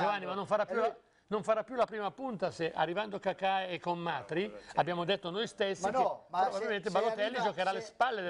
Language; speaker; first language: Italian; native; Italian